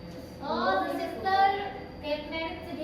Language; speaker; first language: English; non-native, learner; Indonesian